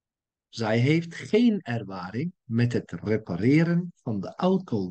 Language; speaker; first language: Dutch; non-native, fluent; Turkish